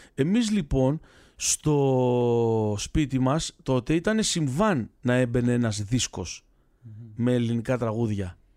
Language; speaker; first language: Greek; early bilingual, other home language; Russian